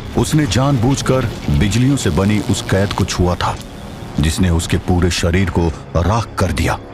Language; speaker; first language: Hindi; native; Hindi